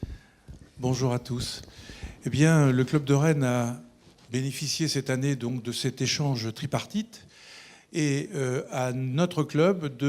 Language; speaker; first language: French; native; French